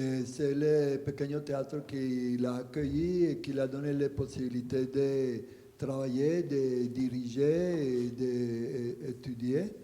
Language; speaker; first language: French; non-native, fluent; Spanish